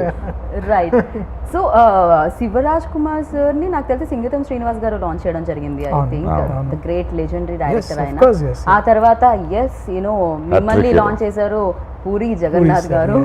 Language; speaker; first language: Telugu; native; Telugu